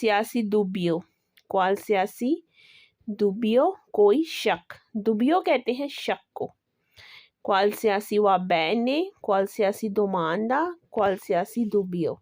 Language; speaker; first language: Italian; non-native, fluent; Urdu